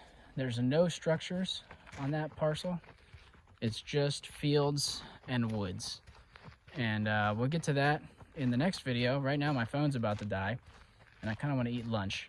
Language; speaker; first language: English; native; English